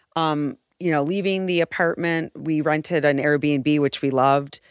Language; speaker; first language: English; native; English